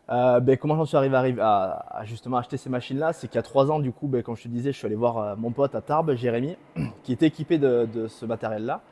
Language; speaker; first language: French; native; French